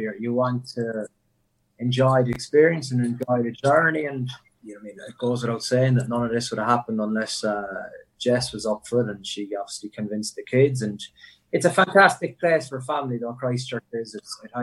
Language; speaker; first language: English; native; English